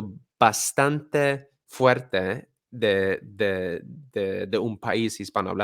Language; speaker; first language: Spanish; non-native, fluent; Swedish